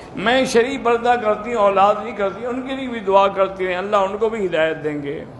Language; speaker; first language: Urdu; early bilingual, heritage; Urdu